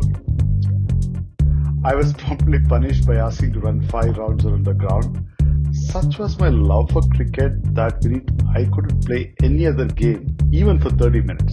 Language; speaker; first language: English; non-native, local second language; Kannada